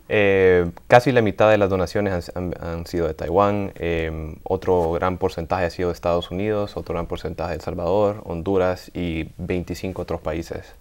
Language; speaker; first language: Spanish; native; Spanish